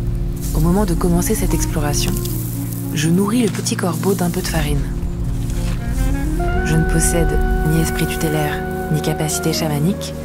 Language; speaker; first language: French; native; French